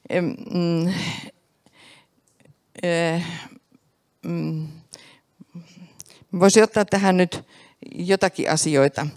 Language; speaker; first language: Finnish; native; Finnish